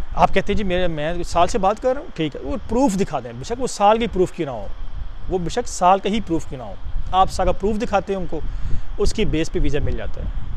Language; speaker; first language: Urdu; non-native, local second language; Punjabi